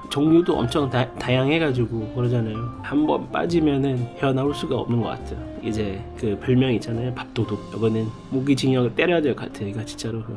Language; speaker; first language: Korean; non-native, fluent; Malay